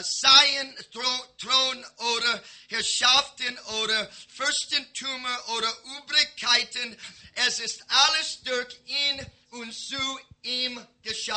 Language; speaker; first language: German; non-native, learner; English